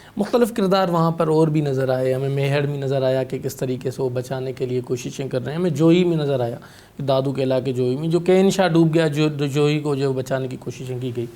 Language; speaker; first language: Urdu; non-native, local second language; Sindhi